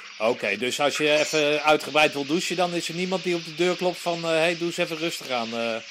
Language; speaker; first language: Dutch; native; Dutch